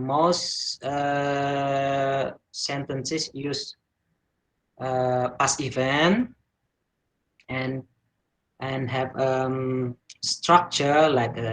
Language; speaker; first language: English; non-native, learner; Indonesian